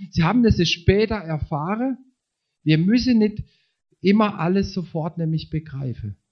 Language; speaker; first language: German; native; German